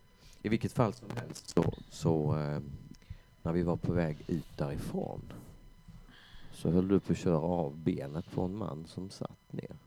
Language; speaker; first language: Swedish; native; Swedish